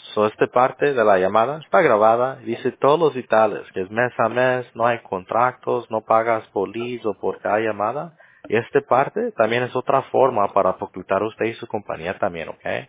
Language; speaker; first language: Spanish; early bilingual, other home language; English